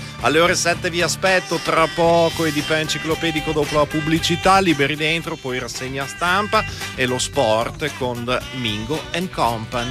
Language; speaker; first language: Italian; native; Italian